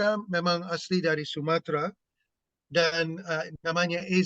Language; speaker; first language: Indonesian; non-native, fluent; English